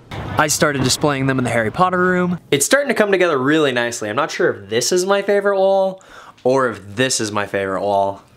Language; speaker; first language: English; native; English